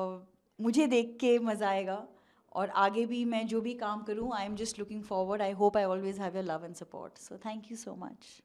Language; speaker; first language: Hindi; native; Hindi